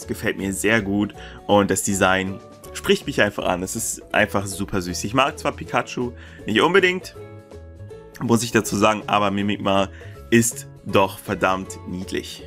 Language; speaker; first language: German; native; German